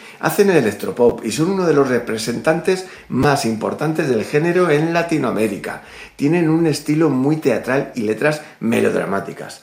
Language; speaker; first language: Spanish; native; Spanish